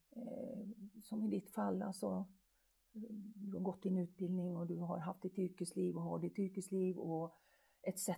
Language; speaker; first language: Swedish; native; Swedish